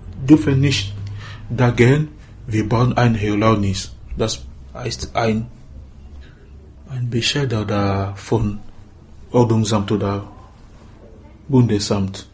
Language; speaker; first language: German; non-native, learner; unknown